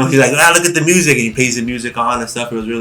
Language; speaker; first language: English; native; English